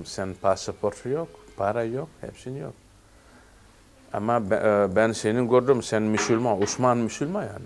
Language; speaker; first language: Turkish; non-native, learner; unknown